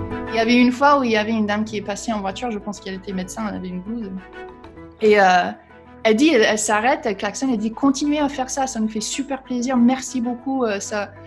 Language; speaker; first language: French; non-native, fluent; English